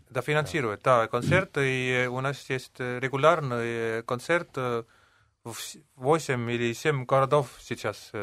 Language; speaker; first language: Russian; non-native, local second language; Estonian